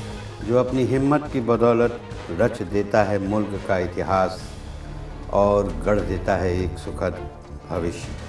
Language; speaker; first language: Hindi; native; Hindi